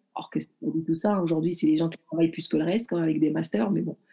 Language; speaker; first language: French; early bilingual, other home language; Arabic